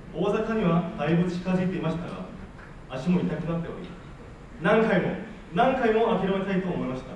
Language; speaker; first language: Japanese; non-native, fluent; Korean